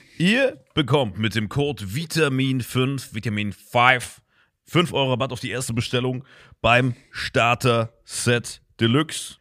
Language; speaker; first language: German; native; German